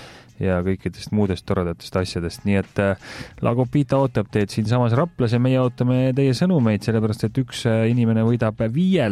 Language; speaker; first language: Estonian; native; Estonian